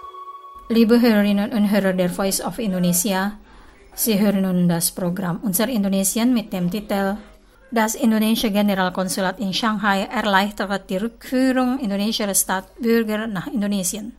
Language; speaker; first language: German; non-native, fluent; Indonesian